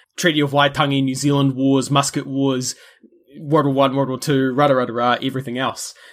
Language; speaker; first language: English; native; English